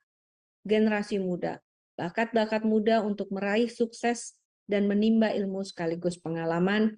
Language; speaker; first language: Indonesian; native; Indonesian